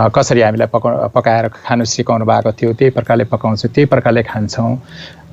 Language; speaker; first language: Nepali; non-native, local second language; Newari